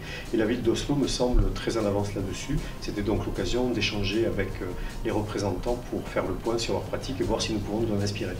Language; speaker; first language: French; native; French